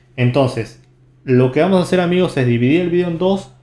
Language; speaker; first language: Spanish; native; Spanish